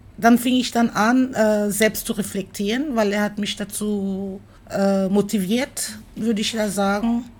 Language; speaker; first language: German; non-native, fluent; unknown